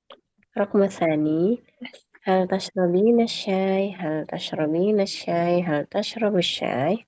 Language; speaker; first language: Arabic; non-native, fluent; Indonesian